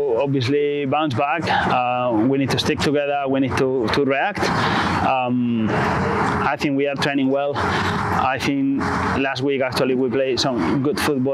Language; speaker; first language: English; non-native, fluent; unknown